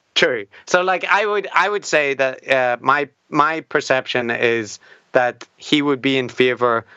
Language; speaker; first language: English; native; English